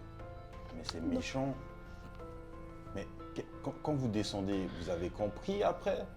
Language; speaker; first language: French; native; French